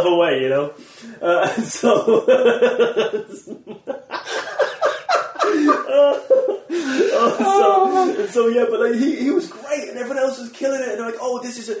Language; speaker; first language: English; native; English